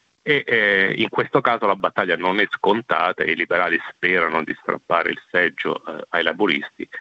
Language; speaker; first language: Italian; native; Italian